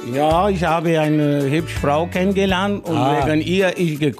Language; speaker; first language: German; non-native, learner; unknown